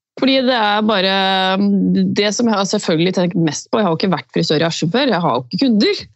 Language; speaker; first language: Norwegian; native; Norwegian